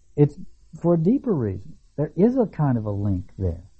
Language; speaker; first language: English; native; English